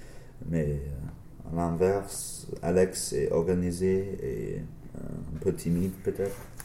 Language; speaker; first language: French; non-native, learner; English